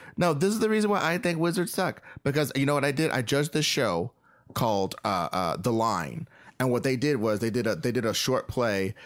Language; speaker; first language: English; native; English